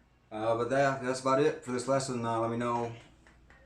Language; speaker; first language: English; native; English